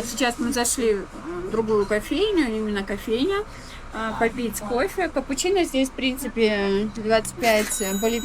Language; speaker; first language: Russian; native; Russian